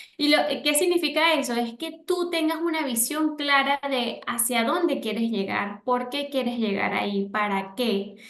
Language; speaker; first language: Spanish; native; Spanish